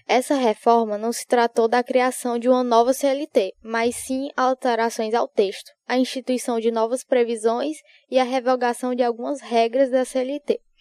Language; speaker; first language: Portuguese; native; Portuguese